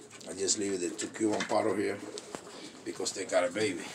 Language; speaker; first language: English; non-native, learner; Spanish